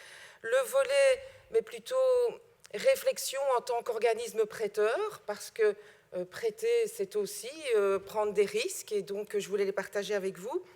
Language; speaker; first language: French; native; French